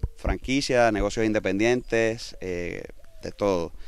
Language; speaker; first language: Spanish; native; Spanish